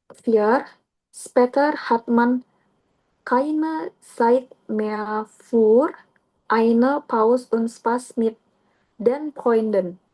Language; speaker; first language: German; non-native, learner; Indonesian